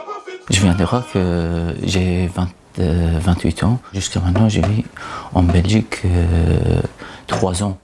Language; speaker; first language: French; non-native, learner; Arabic